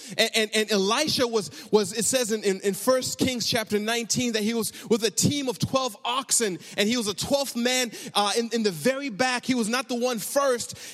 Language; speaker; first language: English; native; English